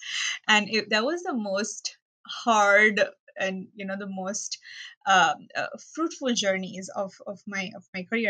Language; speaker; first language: English; non-native, local second language; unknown